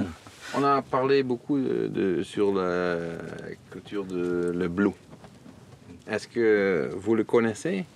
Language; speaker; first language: French; non-native, learner; Dutch